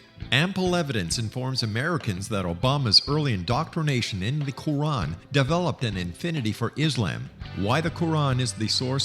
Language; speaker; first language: English; native; English